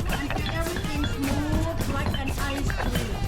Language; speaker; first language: English; non-native, fluent; Thai